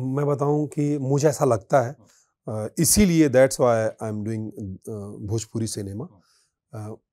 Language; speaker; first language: Hindi; native; Hindi